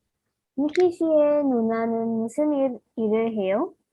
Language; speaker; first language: Korean; non-native, learner; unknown